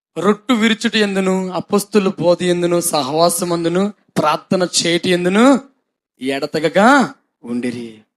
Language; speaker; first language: Telugu; non-native, local second language; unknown